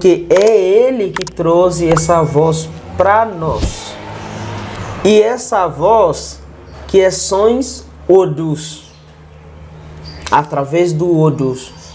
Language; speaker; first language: Portuguese; non-native, learner; Yoruba